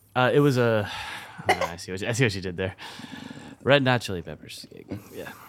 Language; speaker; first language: English; early bilingual, other home language; French